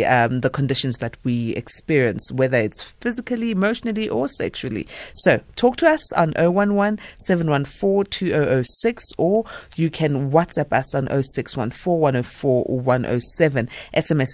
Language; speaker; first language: English; non-native, local second language; Zulu